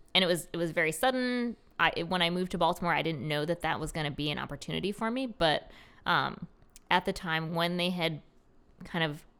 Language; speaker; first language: English; native; English